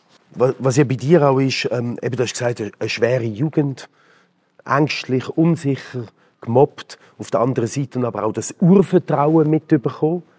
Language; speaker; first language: German; native; German